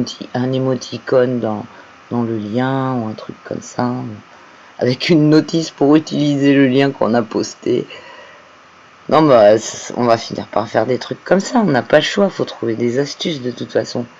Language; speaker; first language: French; native; French